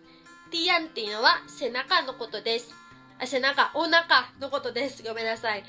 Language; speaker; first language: Japanese; non-native, fluent; Filipino